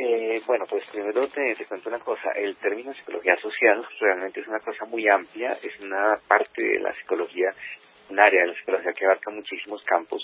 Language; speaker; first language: Spanish; native; Spanish